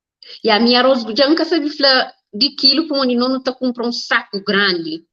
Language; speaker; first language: Portuguese; non-native, learner; Kabuverdianu